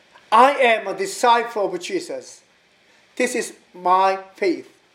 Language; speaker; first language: English; non-native, learner; Korean